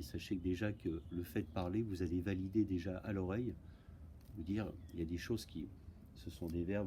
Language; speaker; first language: French; native; French